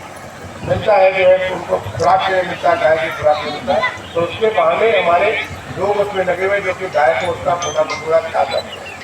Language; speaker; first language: Hindi; native; Hindi